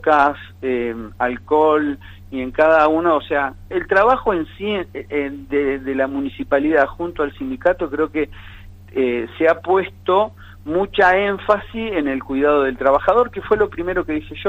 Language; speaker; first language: Spanish; native; Spanish